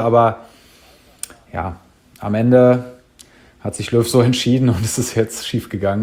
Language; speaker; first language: German; native; German